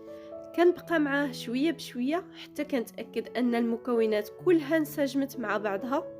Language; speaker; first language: Arabic; native; Arabic